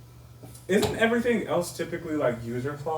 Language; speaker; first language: English; native; English